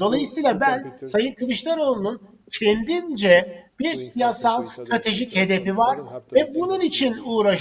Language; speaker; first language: Turkish; native; Turkish